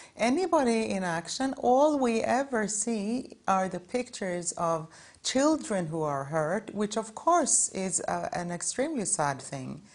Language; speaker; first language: English; non-native, fluent; Norwegian